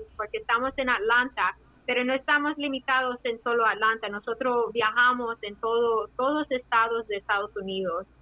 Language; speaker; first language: Spanish; early bilingual, heritage; Spanish